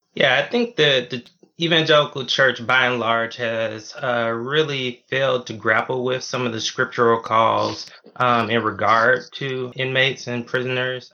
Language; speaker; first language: English; native; English